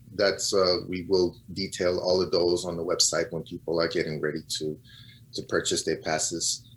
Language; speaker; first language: English; non-native, fluent; Portuguese